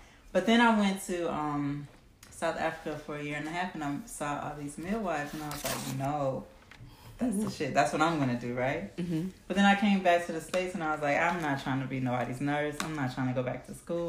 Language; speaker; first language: English; native; English